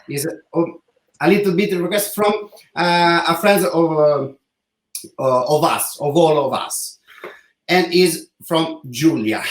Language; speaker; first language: English; non-native, learner; Italian